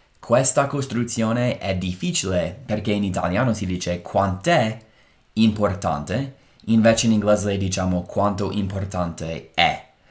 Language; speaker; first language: Italian; non-native, fluent; English